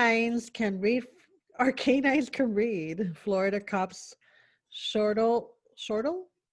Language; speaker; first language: English; early bilingual, other home language; Spanish